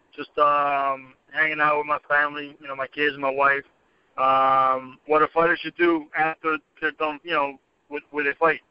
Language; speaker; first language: English; native; English